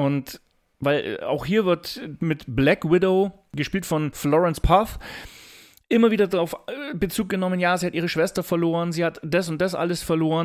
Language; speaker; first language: German; native; German